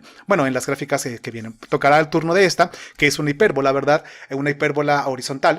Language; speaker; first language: Spanish; native; Spanish